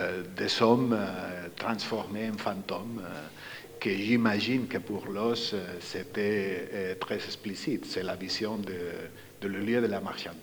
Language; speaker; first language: French; non-native, fluent; Spanish